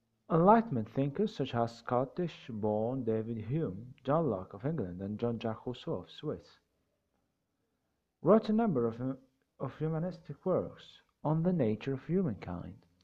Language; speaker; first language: English; non-native, fluent; Arabic